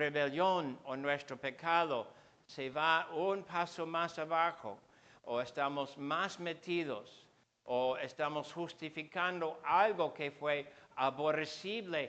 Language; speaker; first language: Spanish; non-native, fluent; English